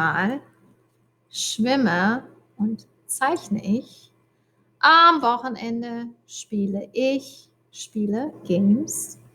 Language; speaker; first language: German; non-native, fluent; English